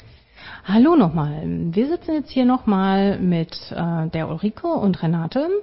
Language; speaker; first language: German; native; German